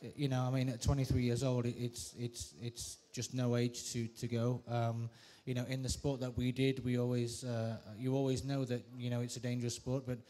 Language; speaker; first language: English; native; English